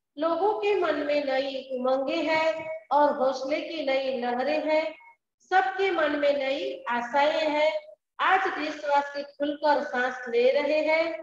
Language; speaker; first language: Hindi; non-native, local second language; Gujarati